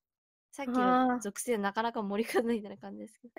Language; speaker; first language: Japanese; native; Japanese